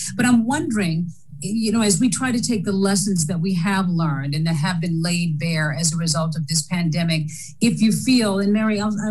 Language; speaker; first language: English; native; English